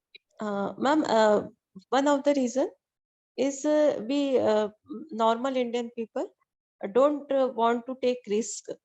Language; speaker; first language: English; non-native, learner; Hindi